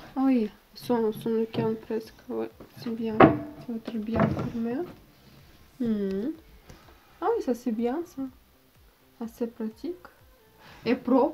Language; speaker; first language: French; non-native, learner; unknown